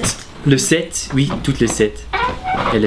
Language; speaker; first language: French; non-native, local second language; German